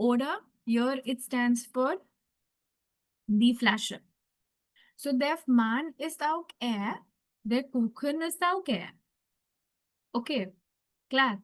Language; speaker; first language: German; non-native, fluent; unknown